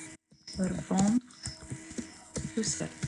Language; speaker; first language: French; non-native, fluent; Arabic